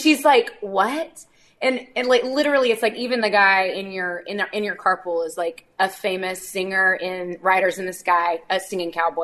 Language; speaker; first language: English; native; English